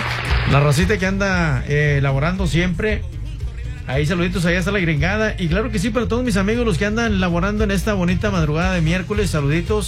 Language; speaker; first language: Spanish; native; Spanish